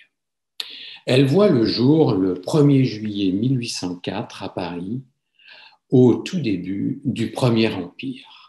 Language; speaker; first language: French; native; French